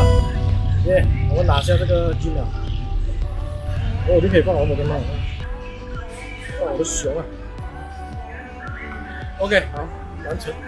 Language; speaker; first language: Chinese; native; Chinese